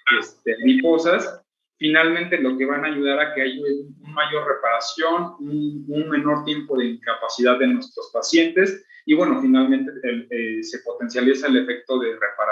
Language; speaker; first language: Spanish; native; Spanish